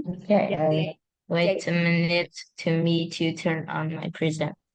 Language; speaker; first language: English; non-native, learner; Vietnamese